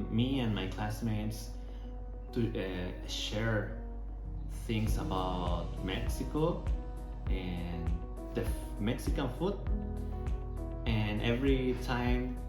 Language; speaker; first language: English; non-native, learner; Spanish